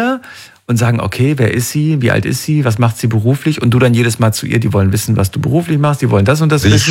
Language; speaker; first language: German; native; German